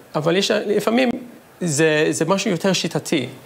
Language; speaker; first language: Hebrew; non-native, fluent; English